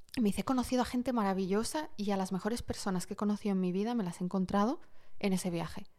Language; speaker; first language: Spanish; early bilingual, heritage; Arabic